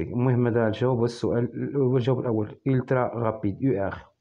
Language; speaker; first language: Arabic; native; Arabic